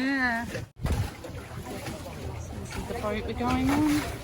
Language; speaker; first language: English; native; English